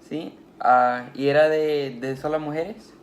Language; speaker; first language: Spanish; early bilingual, heritage; Spanish